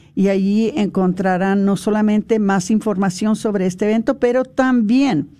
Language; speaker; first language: Spanish; early bilingual, heritage; Spanish